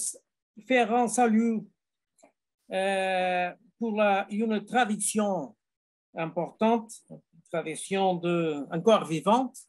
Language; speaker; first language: French; non-native, learner; Portuguese